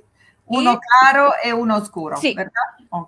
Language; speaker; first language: Spanish; non-native, fluent; Italian